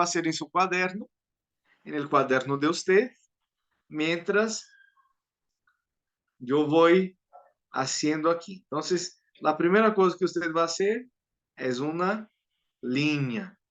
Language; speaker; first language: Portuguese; non-native, learner; Spanish